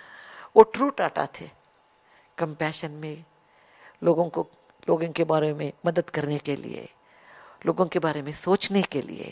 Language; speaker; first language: Hindi; non-native, local second language; Kannada